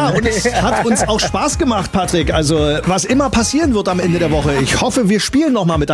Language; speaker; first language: German; native; German